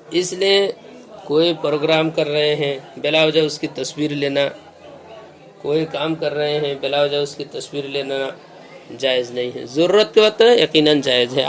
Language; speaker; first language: Urdu; non-native, local second language; Manipuri